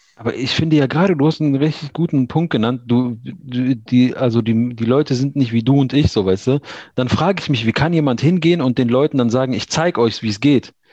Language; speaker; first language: German; early bilingual, other home language; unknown